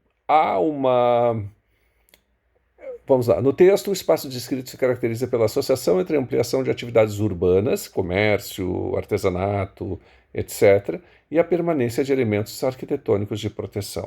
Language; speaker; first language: Portuguese; native; Portuguese